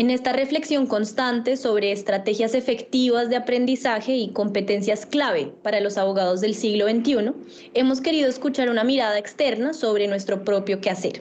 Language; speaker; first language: Spanish; native; Spanish